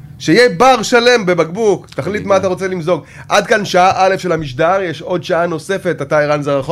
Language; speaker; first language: Hebrew; native; Hebrew